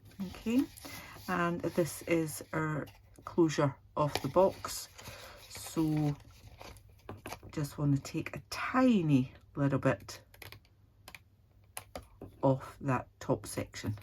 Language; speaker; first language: English; native; English